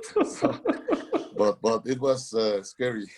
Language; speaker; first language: English; non-native, learner; Spanish